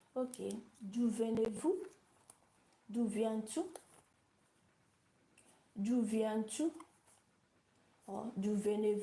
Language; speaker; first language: French; non-native, learner; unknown